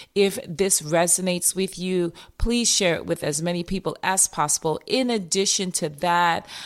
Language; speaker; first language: English; native; English